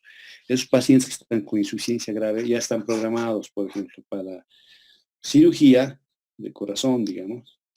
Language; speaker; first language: Spanish; native; Spanish